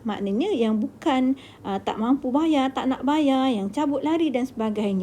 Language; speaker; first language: Malay; native; Malay